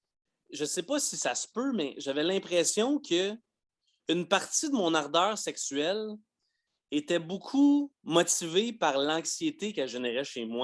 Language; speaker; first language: French; native; French